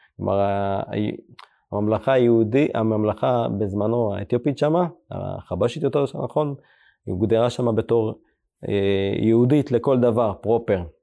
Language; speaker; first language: Hebrew; early bilingual, other home language; Amharic